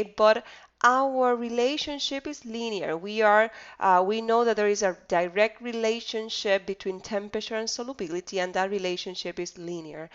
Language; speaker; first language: English; non-native, fluent; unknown